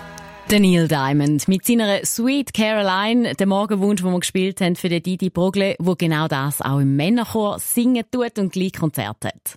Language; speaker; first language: German; native; German